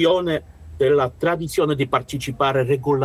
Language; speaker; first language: Italian; non-native, learner; Russian